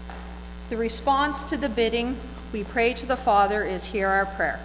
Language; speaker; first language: English; native; English